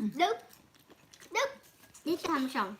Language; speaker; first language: Swedish; early bilingual, other home language; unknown